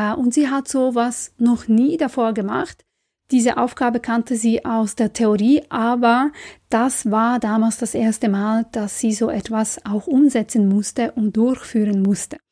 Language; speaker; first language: German; non-native, fluent; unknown